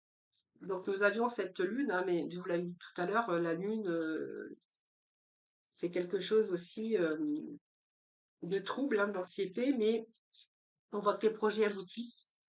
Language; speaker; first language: French; native; French